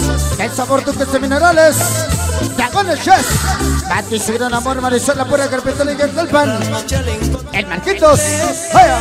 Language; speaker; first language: Spanish; native; Spanish